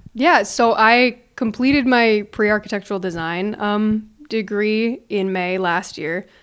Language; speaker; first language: English; native; English